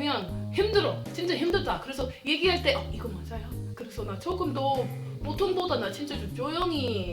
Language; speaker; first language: Korean; non-native, learner; English